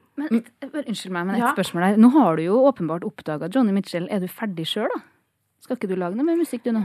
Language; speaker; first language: Norwegian; native; Norwegian